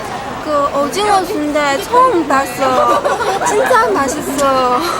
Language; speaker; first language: Korean; non-native, learner; Chinese